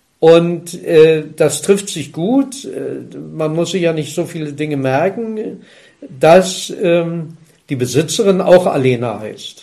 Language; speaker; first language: German; native; German